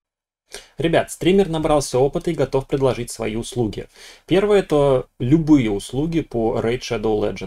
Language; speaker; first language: Russian; native; Russian